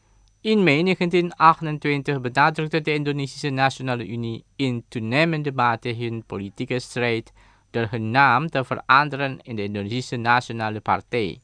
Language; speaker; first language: Dutch; non-native, learner; Indonesian